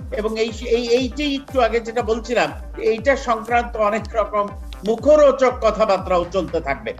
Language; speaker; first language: Bangla; native; Bangla